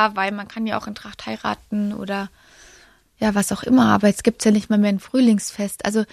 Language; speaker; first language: German; native; German